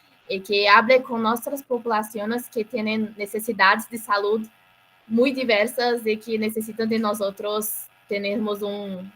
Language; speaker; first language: Spanish; non-native, learner; Portuguese